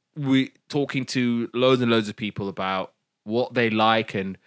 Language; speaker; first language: English; non-native, local second language; Somali